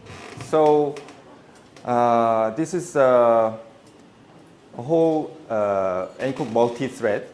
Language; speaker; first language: English; non-native, fluent; Korean